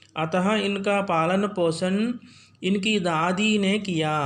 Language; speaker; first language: Hindi; non-native, local second language; Telugu